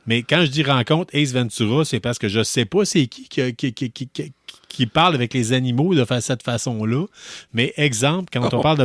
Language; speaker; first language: French; native; French